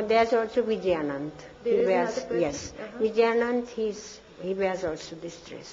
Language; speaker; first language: English; non-native, fluent; German